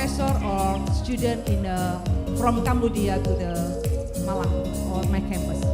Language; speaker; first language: English; non-native, learner; Indonesian